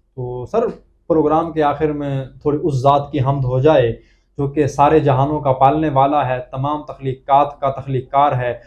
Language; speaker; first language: Urdu; non-native, local second language; Pashto